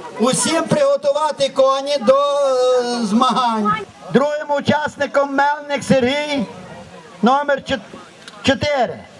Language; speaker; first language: Ukrainian; native; Ukrainian